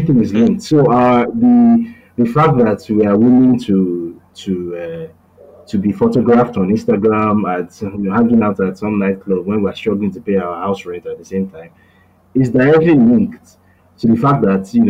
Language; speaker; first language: English; non-native, local second language; Yoruba